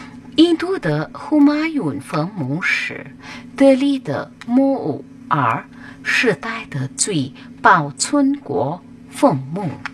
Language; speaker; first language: Chinese; non-native, fluent; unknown